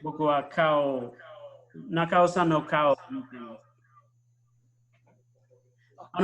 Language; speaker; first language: Japanese; non-native, fluent; English